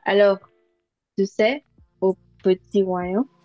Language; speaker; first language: French; non-native, learner; Yoruba